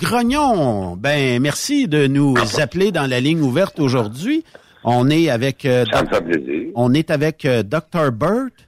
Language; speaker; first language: French; native; French